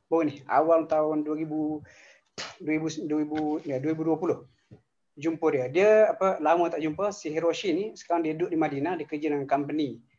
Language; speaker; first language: Malay; native; Malay